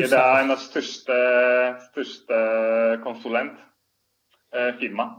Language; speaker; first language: Swedish; non-native, fluent; Polish